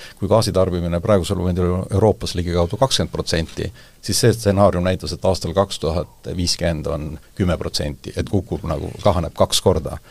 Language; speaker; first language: Estonian; native; Estonian